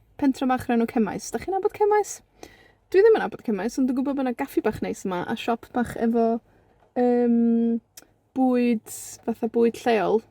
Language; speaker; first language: Welsh; native; Welsh